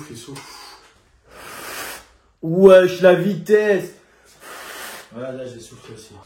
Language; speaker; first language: French; native; French